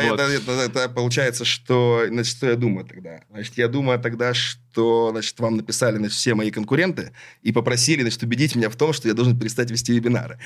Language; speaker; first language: Russian; native; Russian